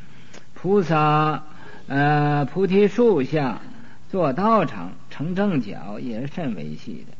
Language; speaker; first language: Chinese; native; Chinese